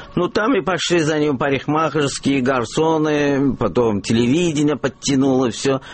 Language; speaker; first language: Russian; non-native, local second language; Azerbaijani